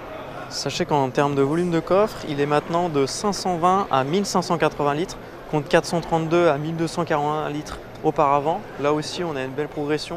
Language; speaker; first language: French; native; French